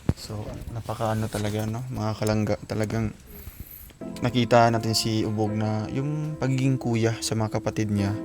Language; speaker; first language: Filipino; non-native, local second language; Cebuano